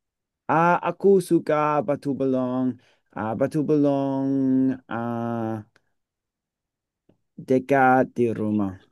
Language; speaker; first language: Indonesian; non-native, learner; English